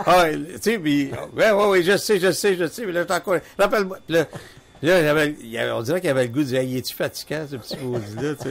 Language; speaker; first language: French; native; French